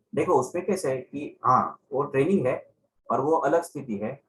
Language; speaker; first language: Hindi; non-native, local second language; Gujarati